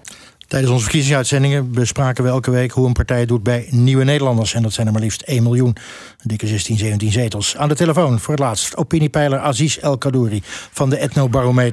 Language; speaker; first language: Dutch; native; Dutch